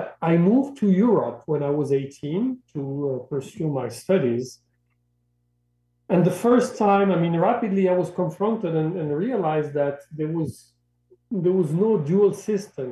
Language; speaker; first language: English; non-native, fluent; Arabic